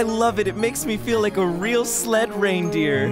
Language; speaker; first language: English; native; English